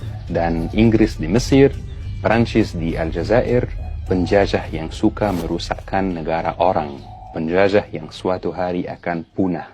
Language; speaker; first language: Indonesian; non-native, fluent; Arabic